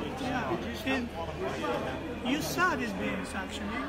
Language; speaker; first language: English; non-native, learner; Bulgarian